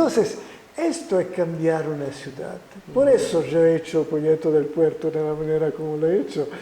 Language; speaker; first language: Spanish; non-native, fluent; Italian